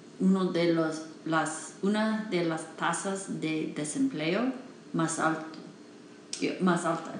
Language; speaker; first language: Spanish; non-native, learner; English